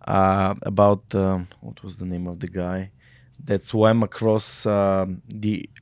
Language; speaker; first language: English; non-native, fluent; Bulgarian